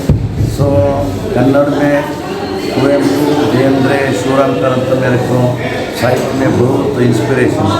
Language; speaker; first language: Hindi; non-native, local second language; Kannada